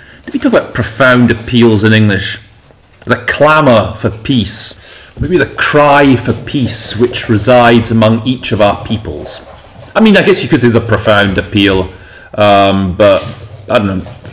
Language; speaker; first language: English; native; English